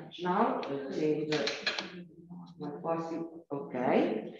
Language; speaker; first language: English; non-native, learner; Italian